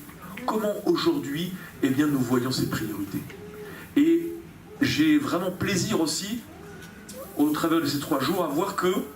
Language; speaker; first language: French; native; French